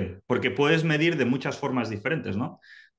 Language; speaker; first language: Spanish; native; Spanish